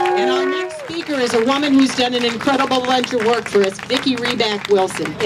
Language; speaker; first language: English; native; English